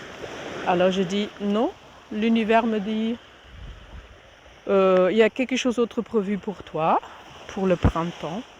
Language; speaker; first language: French; non-native, fluent; German